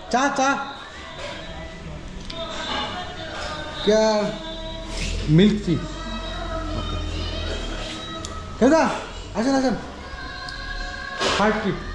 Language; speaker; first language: Hindi; non-native, learner; Bangla